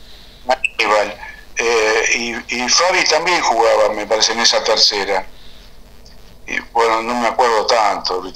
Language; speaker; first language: Spanish; native; Spanish